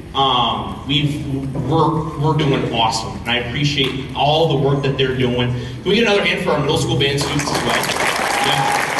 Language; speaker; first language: English; native; English